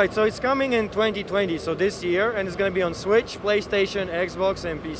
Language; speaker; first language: English; non-native, fluent; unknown